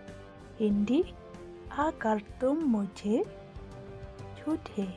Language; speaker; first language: Hindi; non-native, local second language; Khasi